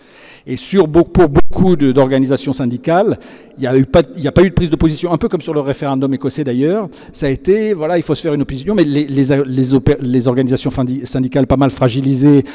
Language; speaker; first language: French; native; French